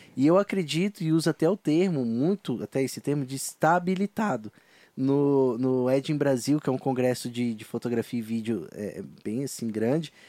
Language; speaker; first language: Portuguese; native; Portuguese